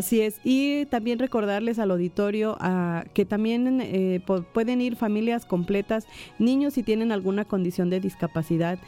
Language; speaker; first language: Spanish; native; Spanish